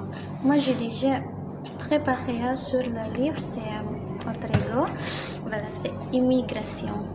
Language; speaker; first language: French; non-native, learner; Indonesian